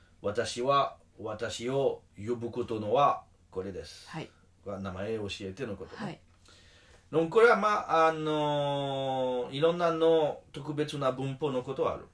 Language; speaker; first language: Japanese; non-native, learner; French